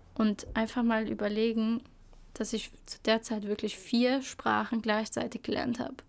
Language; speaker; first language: German; early bilingual, other home language; Albanian